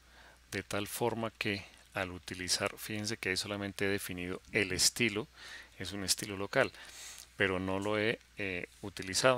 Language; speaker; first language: Spanish; native; Spanish